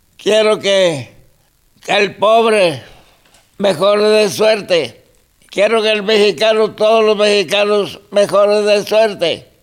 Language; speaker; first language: Spanish; non-native, local second language; Zapotec